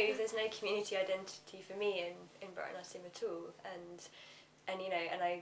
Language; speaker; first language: English; native; English